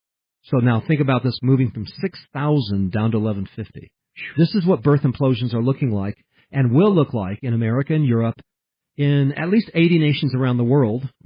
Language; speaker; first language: English; early bilingual, heritage; English